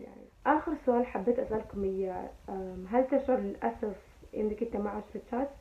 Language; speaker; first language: Arabic; native; Arabic